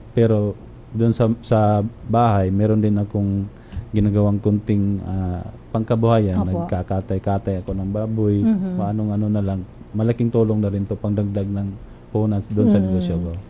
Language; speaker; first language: Filipino; non-native, local second language; Cebuano